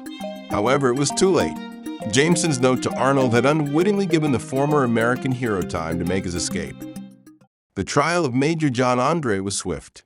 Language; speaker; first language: English; native; English